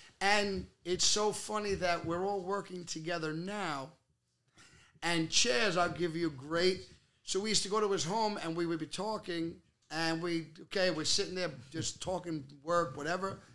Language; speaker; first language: English; native; English